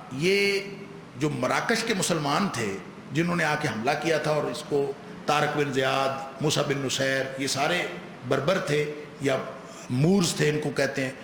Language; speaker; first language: Urdu; non-native, local second language; Punjabi